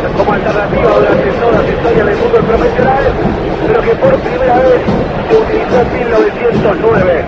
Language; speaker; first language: Spanish; native; Spanish